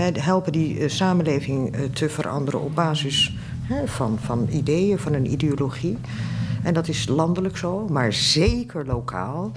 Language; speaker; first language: Dutch; early bilingual, other home language; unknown